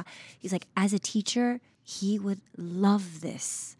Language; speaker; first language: English; early bilingual, other home language; Chinese